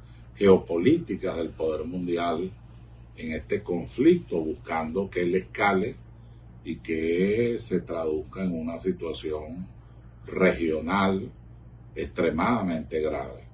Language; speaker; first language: Spanish; native; Spanish